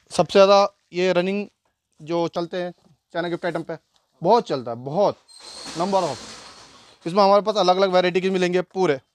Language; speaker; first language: Hindi; native; Hindi